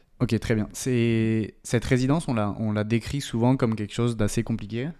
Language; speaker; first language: French; native; French